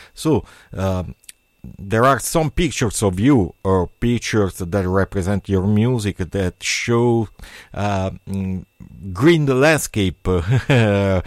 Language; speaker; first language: English; non-native, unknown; Italian